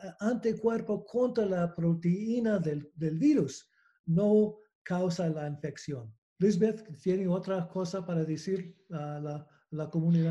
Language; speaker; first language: Spanish; non-native, learner; English